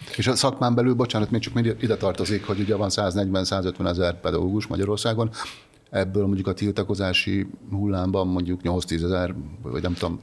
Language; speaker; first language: Hungarian; native; Hungarian